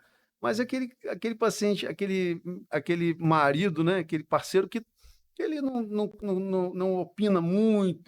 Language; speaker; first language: Portuguese; native; Portuguese